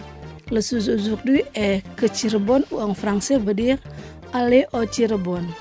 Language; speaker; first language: French; non-native, fluent; Indonesian